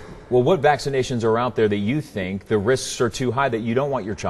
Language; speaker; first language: English; native; English